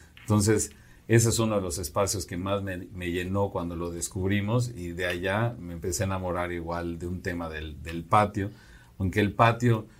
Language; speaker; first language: Spanish; native; Spanish